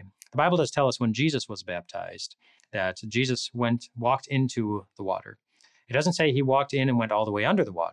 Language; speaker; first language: English; native; English